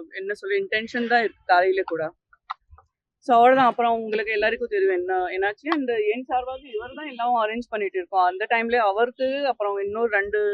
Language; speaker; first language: Tamil; non-native, fluent; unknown